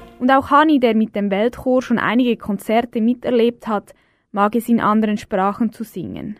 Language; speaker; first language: German; native; German